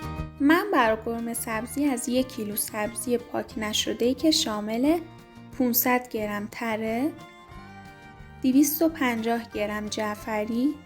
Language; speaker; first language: Persian; native; Persian